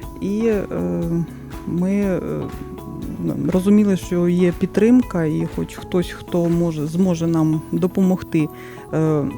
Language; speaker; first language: Ukrainian; non-native, local second language; Russian